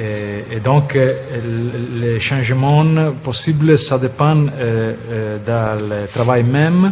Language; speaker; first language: French; non-native, fluent; Italian